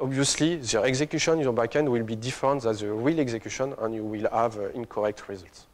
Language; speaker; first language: English; non-native, fluent; French